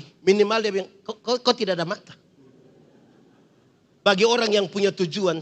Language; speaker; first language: Malay; native; Malay